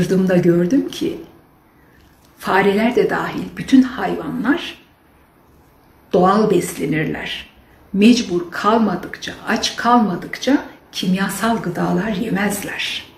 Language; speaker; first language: Turkish; native; Turkish